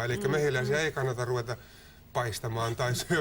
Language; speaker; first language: Finnish; native; Finnish